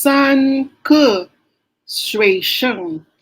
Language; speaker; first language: Chinese; non-native, learner; Filipino